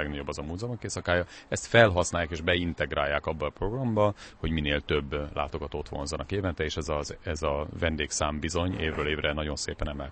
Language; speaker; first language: Hungarian; native; Hungarian